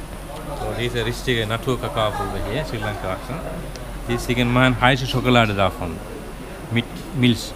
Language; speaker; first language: German; non-native, learner; Sinhala